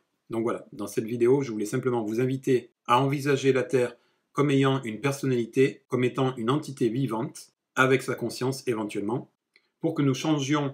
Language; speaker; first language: French; native; French